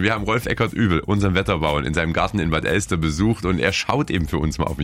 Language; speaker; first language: German; native; German